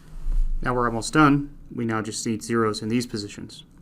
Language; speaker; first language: English; native; English